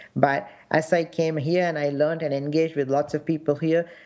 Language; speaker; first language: English; non-native, local second language; Sinhala